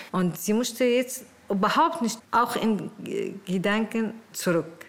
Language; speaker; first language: German; non-native, learner; Arabic